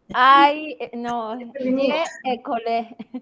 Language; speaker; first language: French; non-native, learner; Spanish